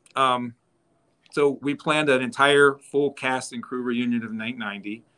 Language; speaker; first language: English; native; English